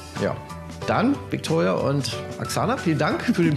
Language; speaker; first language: German; native; German